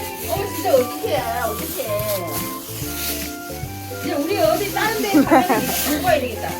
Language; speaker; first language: Korean; non-native, learner; Indonesian